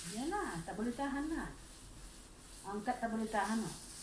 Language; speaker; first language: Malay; non-native, learner; Indonesian